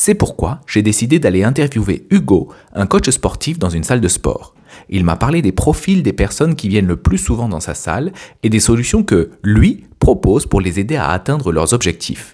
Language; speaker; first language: French; native; French